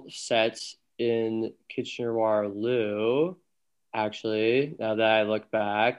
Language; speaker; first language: English; native; English